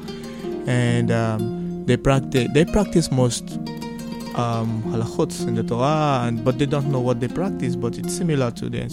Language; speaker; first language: English; non-native, local second language; Igbo